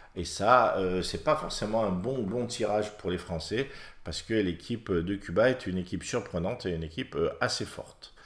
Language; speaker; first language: French; native; French